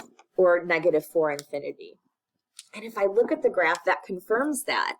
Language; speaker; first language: English; native; English